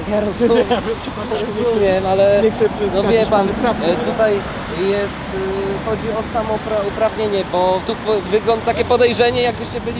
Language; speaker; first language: Polish; native; Polish